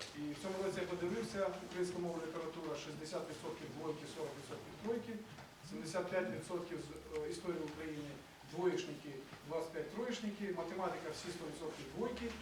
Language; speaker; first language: Ukrainian; native; Ukrainian